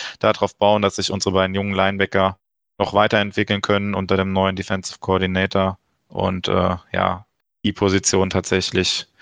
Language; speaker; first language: German; native; German